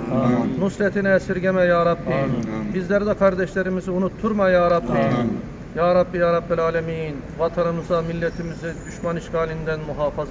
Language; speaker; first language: Turkish; native; Turkish